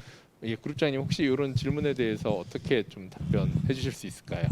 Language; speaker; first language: Korean; native; Korean